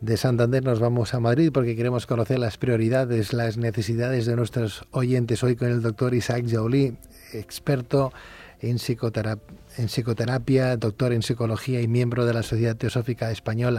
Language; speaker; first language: Spanish; native; Spanish